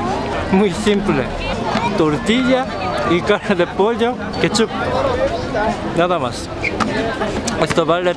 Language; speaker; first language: Spanish; non-native, fluent; Korean